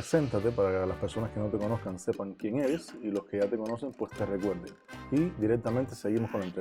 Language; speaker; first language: Spanish; native; Spanish